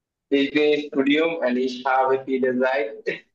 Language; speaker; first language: German; non-native, learner; Bangla